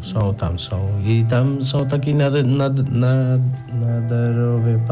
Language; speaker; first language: Polish; non-native, learner; Nepali